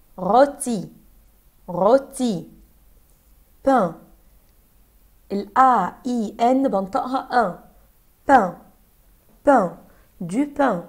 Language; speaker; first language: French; non-native, fluent; Arabic